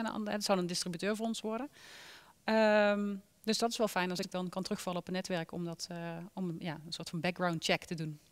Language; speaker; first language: Dutch; native; Dutch